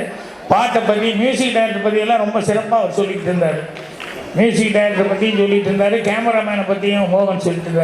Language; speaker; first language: Tamil; native; Tamil